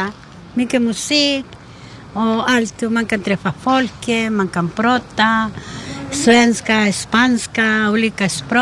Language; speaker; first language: Swedish; non-native, learner; Spanish